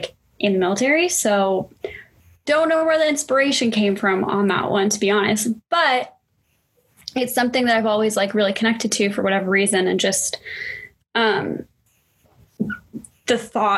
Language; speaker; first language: English; native; English